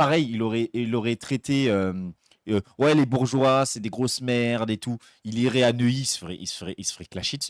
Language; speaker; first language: French; native; French